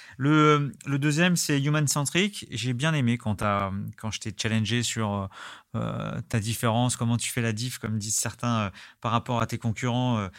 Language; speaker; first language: French; native; French